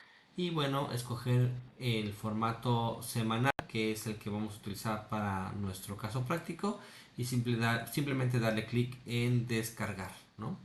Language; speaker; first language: Spanish; native; Spanish